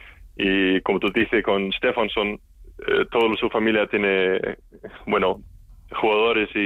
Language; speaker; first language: Spanish; non-native, learner; Icelandic